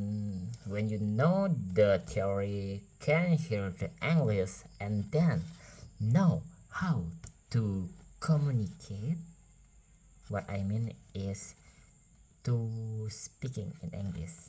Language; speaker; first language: English; non-native, learner; Indonesian